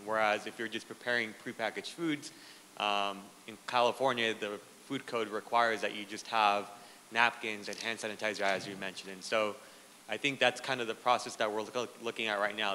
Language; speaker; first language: English; early bilingual, other home language; Spanish